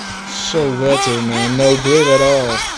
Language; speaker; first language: English; non-native, fluent; Dutch